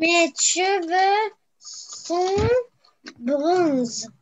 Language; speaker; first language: French; non-native, learner; Arabic